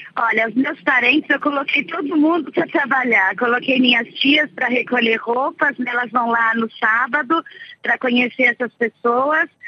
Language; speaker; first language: Portuguese; native; Portuguese